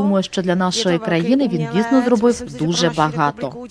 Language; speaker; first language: Ukrainian; native; Ukrainian